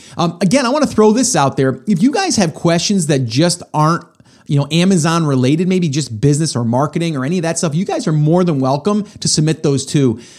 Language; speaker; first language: English; native; English